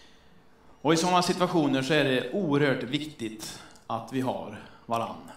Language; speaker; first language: Swedish; native; Swedish